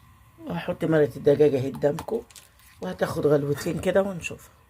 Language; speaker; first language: Arabic; native; Arabic